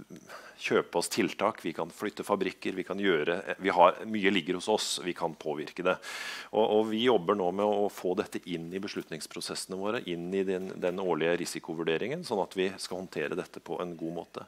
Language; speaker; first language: Norwegian; native; Norwegian